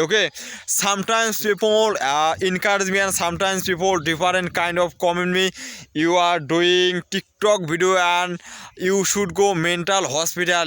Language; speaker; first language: English; non-native, learner; Bangla